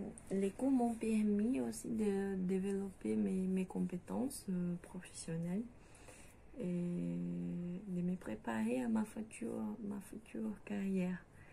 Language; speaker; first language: French; non-native, fluent; Portuguese